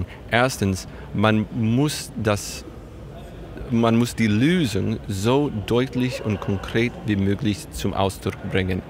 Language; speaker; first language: German; non-native, fluent; English